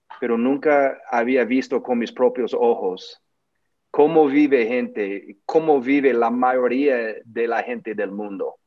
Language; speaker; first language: Spanish; non-native, learner; English